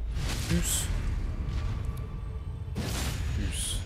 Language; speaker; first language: French; native; French